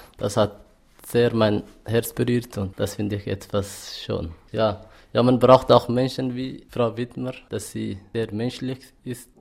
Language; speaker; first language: German; non-native, learner; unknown